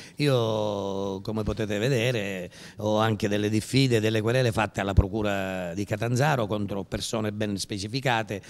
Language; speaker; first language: Italian; native; Italian